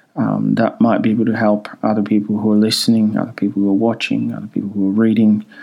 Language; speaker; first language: English; early bilingual, other home language; Swahili